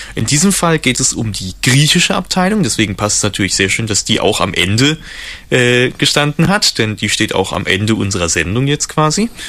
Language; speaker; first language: German; native; German